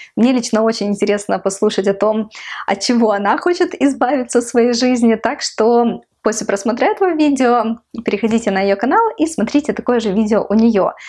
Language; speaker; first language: Russian; non-native, local second language; Ukrainian